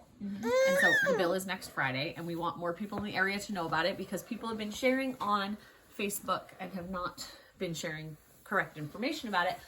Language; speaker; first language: English; native; English